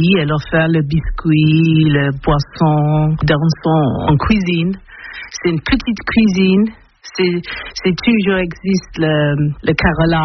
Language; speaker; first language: French; non-native, learner; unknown